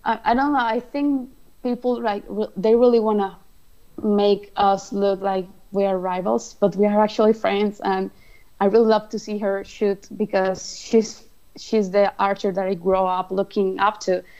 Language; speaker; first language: English; non-native, fluent; Spanish